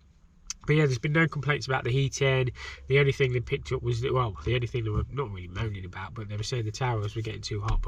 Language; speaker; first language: English; native; English